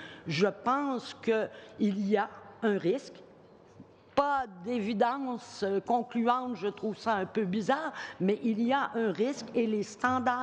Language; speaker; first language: French; native; French